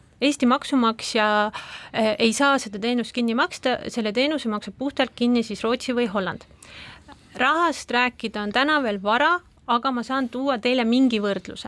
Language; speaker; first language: Estonian; native; Estonian